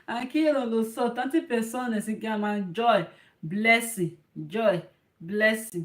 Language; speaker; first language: Italian; non-native, learner; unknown